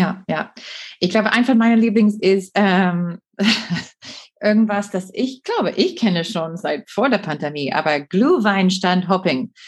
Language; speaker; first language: German; non-native, learner; English